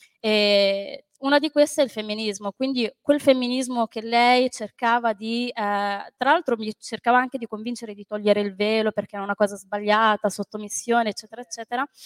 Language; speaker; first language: Italian; early bilingual, other home language; Arabic